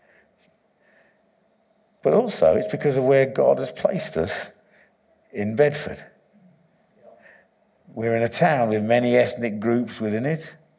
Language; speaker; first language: English; native; English